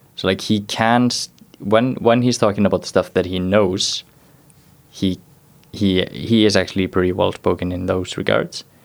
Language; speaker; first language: English; non-native, fluent; Icelandic